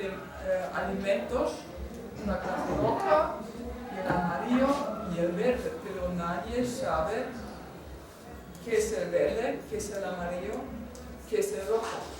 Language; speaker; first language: Spanish; non-native, fluent; German